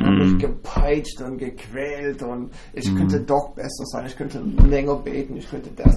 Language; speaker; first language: German; non-native, fluent; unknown